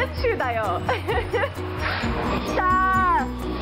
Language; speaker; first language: Japanese; non-native, learner; English